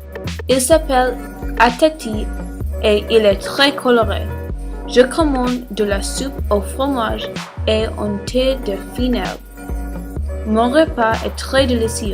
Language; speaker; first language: French; non-native, learner; English